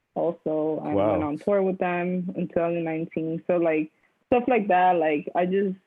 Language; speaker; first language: English; native; English